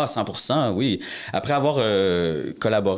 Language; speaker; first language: French; native; French